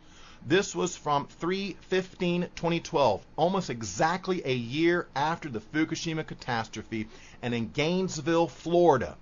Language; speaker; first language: English; native; English